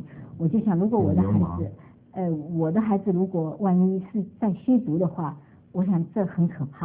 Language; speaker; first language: Chinese; native; Chinese